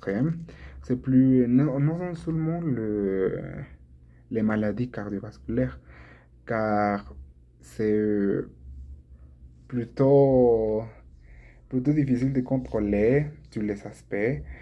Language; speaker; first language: French; non-native, learner; Spanish